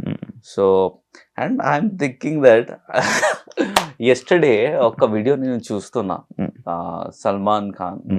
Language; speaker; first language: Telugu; non-native, learner; Hindi